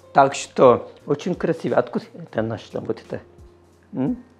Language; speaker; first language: Russian; non-native, learner; Turkish